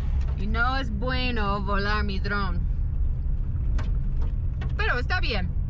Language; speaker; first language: Spanish; non-native, learner; English